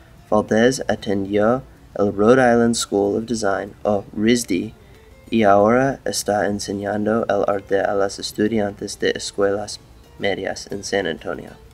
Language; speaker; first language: Spanish; non-native, learner; English